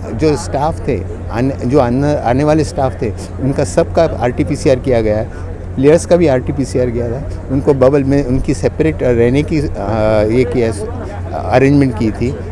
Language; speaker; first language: Hindi; non-native, local second language; Marathi